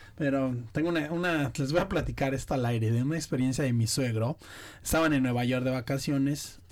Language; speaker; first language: Spanish; native; Spanish